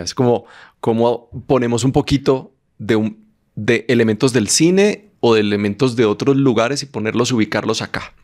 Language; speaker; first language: Spanish; native; Spanish